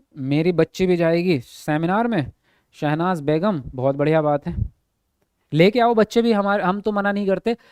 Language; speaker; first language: Hindi; native; Hindi